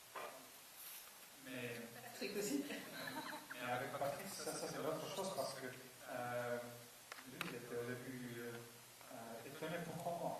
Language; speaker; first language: French; non-native, fluent; Estonian